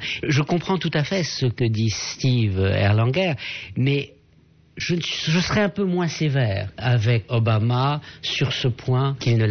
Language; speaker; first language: French; native; French